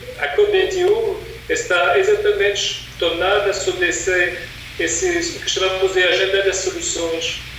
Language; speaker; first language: Portuguese; non-native, fluent; French